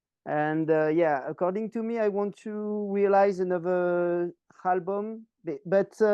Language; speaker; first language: English; non-native, learner; French